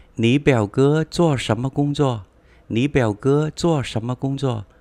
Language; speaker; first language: Chinese; non-native, fluent; Vietnamese